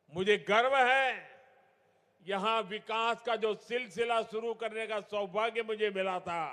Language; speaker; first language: Hindi; non-native, local second language; Gujarati